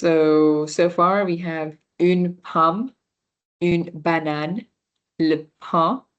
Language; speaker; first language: French; non-native, learner; English